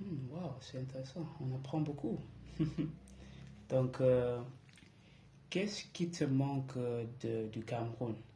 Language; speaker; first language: French; early bilingual, other home language; English